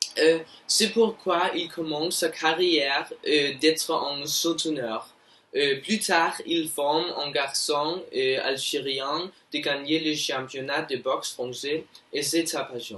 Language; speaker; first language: French; non-native, learner; Norwegian